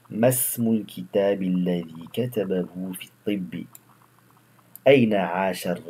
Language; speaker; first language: Arabic; non-native, fluent; French